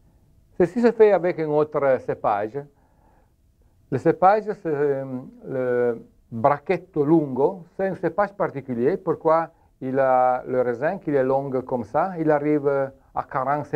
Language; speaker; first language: French; non-native, learner; Italian